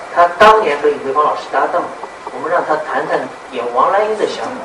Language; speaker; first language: Chinese; native; Chinese